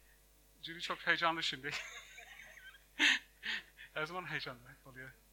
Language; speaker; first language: Turkish; non-native, fluent; English